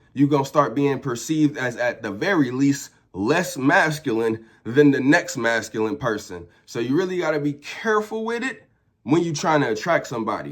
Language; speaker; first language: English; native; English